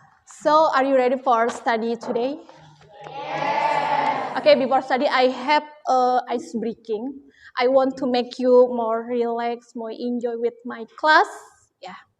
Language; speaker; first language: English; non-native, learner; Indonesian